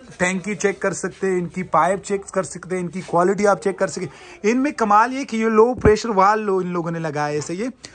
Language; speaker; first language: Urdu; non-native, local second language; Pashto